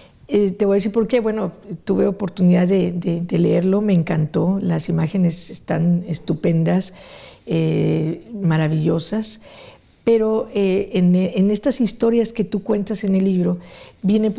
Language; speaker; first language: Spanish; native; Spanish